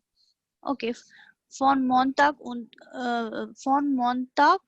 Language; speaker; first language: German; non-native, learner; Hindi